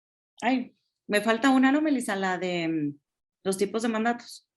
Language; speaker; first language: Spanish; native; Spanish